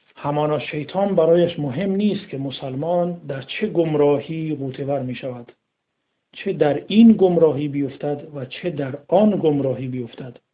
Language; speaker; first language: Persian; native; Persian